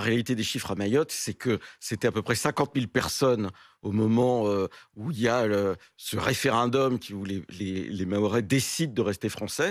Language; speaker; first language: French; native; French